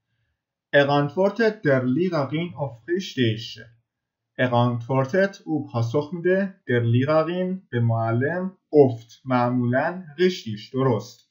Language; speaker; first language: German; non-native, fluent; Persian